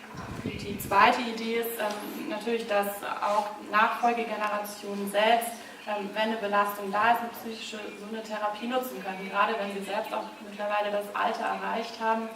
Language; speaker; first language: German; native; German